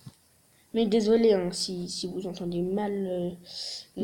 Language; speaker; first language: French; native; French